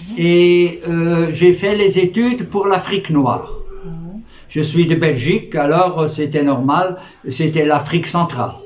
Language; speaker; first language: French; native; French